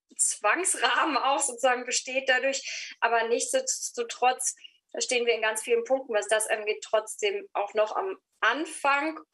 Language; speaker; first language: German; native; German